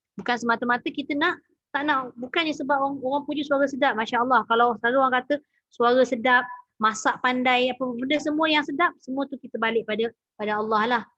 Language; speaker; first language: Malay; native; Malay